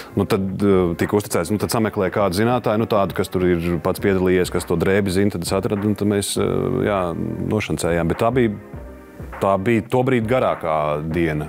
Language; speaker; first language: Latvian; native; Latvian